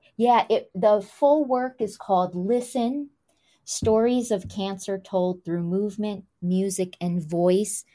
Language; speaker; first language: English; native; English